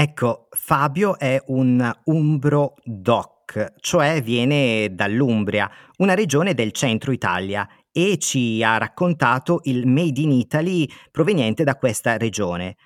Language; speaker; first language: Italian; native; Italian